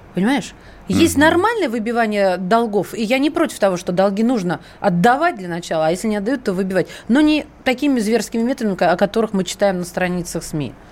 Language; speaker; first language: Russian; native; Russian